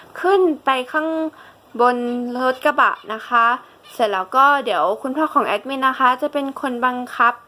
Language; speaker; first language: Thai; native; Thai